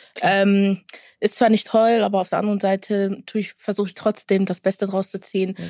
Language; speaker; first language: German; early bilingual, other home language; Akan